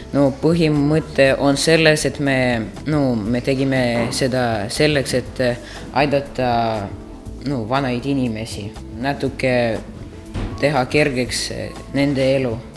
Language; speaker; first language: Estonian; non-native, local second language; Russian